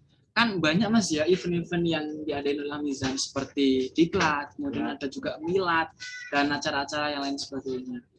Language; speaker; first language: Indonesian; native; Indonesian